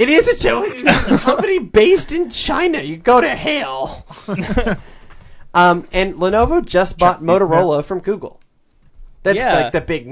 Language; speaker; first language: English; native; English